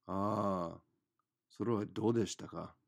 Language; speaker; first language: Japanese; non-native, fluent; English